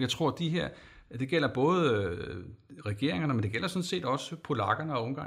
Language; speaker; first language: Danish; native; Danish